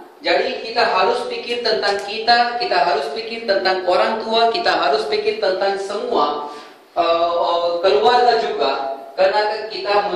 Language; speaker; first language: Indonesian; non-native, fluent; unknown